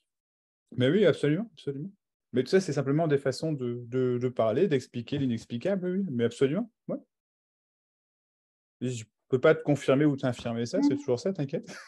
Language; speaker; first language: French; native; French